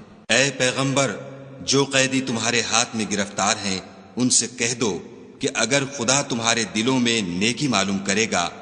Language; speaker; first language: Urdu; native; Urdu